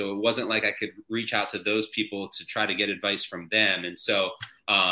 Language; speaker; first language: English; native; English